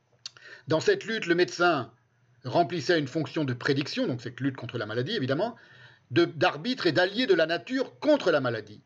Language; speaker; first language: French; native; French